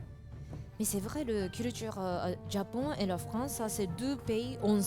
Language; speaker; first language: French; non-native, fluent; Japanese